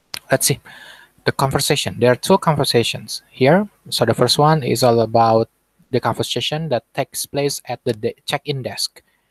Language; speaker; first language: English; non-native, fluent; Indonesian